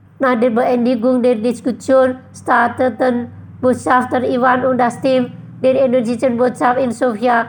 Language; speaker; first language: German; non-native, fluent; Indonesian